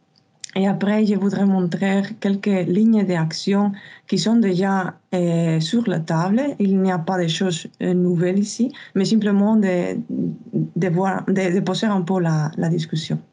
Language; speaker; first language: French; non-native, fluent; Spanish